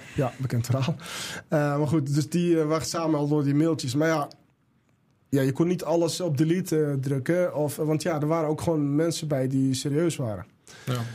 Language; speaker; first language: Dutch; early bilingual, other home language; Arabic